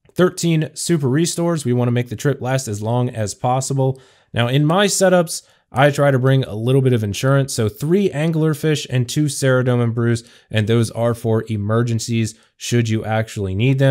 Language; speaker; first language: English; native; English